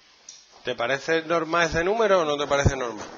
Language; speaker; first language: Spanish; native; Spanish